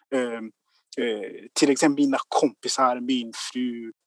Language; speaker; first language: Swedish; non-native, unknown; Kinyarwanda